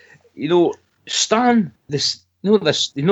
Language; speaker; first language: English; native; English